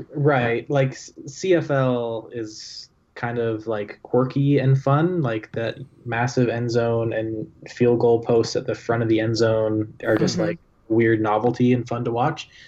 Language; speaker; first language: English; native; English